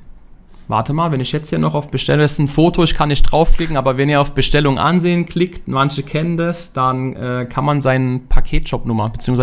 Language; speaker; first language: German; native; German